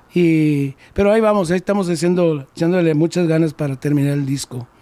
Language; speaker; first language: Spanish; early bilingual, heritage; Spanish